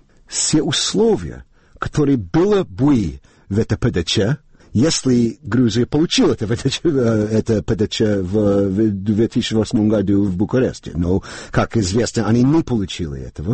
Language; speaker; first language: Russian; non-native, learner; English